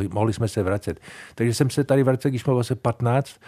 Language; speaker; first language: Czech; early bilingual, heritage; Czech